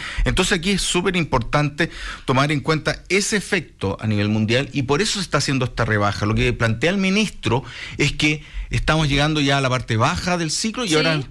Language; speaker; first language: Spanish; native; Spanish